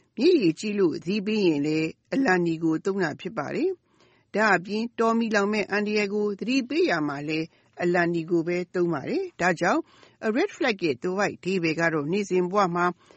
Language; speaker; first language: Burmese; native; Burmese